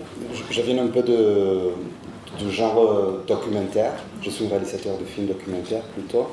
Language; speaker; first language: French; non-native, fluent; Spanish